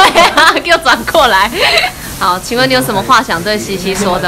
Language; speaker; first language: Chinese; native; Chinese